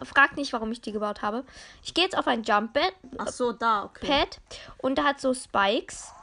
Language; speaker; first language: German; native; German